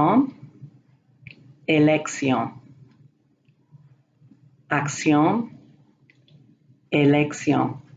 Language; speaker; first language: Spanish; non-native, fluent; English